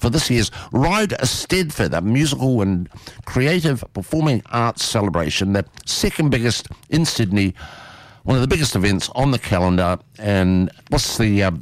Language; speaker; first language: English; native; English